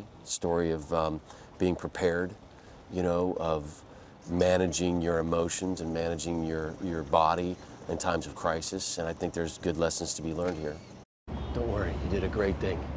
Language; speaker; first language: English; native; English